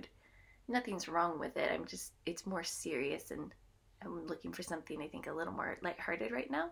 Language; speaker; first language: English; native; English